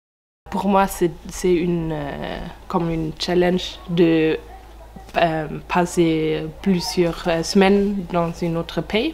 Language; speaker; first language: French; non-native, learner; German